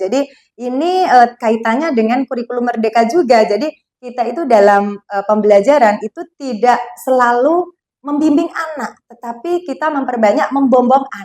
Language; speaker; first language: Indonesian; non-native, local second language; Javanese